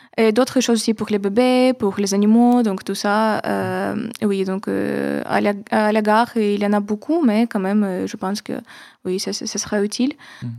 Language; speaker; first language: French; non-native, fluent; Ukrainian